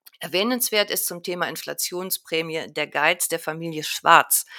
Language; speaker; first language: German; native; German